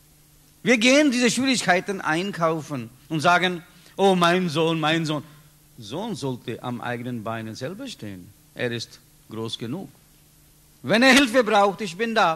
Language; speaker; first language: German; non-native, learner; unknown